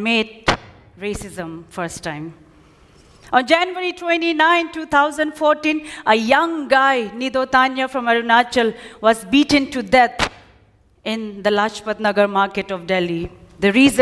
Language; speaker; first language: English; non-native, local second language; Nyishi